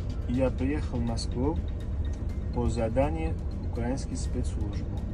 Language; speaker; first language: Russian; non-native, learner; Uzbek